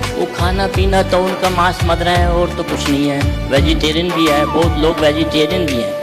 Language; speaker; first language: Hindi; native; Hindi